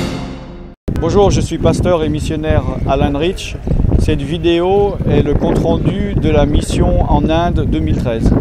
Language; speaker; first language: French; native; French